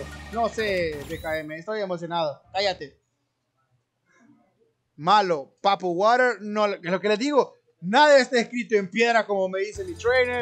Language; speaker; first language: Spanish; native; Spanish